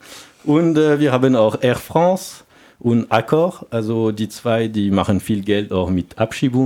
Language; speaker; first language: German; non-native, learner; French